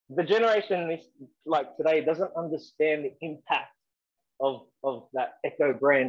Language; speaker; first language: English; native; English